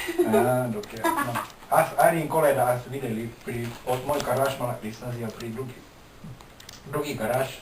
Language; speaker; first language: Bulgarian; non-native, learner; Finnish